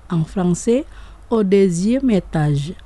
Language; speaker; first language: French; non-native, fluent; Indonesian